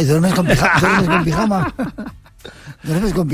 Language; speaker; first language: Spanish; native; Spanish